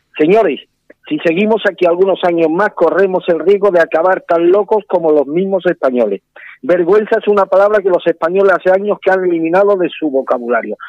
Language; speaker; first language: Spanish; native; Spanish